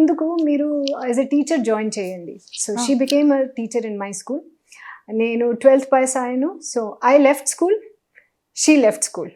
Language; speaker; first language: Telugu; non-native, local second language; Hindi